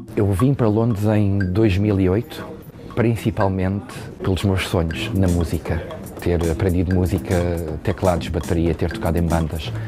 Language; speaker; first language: Portuguese; native; Portuguese